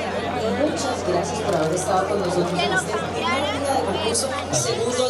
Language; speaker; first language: Spanish; native; Spanish